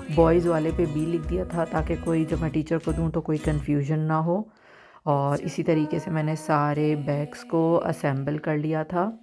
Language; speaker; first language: Urdu; native; Urdu